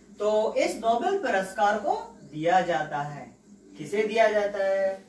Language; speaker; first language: Hindi; non-native, local second language; Telugu